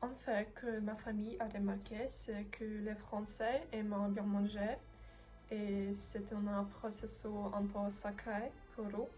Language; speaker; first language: French; non-native, learner; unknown